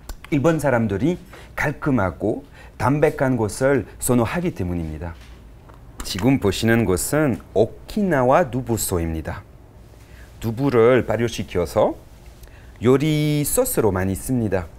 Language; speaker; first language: Korean; non-native, fluent; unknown